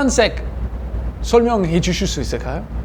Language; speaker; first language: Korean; non-native, learner; English